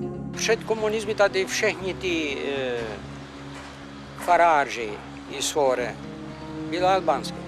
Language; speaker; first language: Slovak; non-native, fluent; Albanian